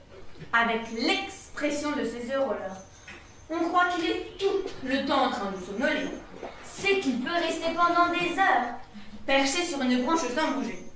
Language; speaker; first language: French; native; French